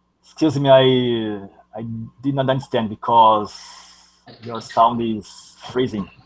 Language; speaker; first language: English; non-native, learner; Portuguese